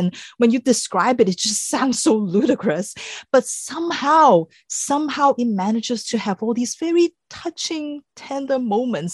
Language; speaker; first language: English; non-native, local second language; Cantonese